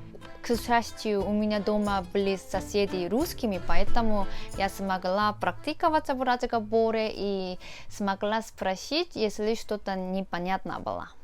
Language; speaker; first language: Russian; non-native, fluent; Korean